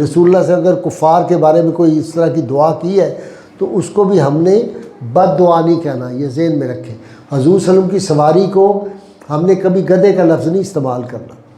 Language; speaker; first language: Urdu; non-native, local second language; Punjabi